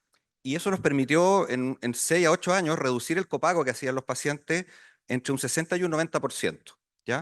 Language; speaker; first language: Spanish; native; Spanish